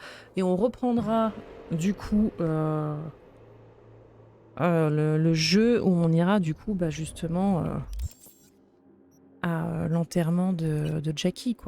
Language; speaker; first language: French; native; French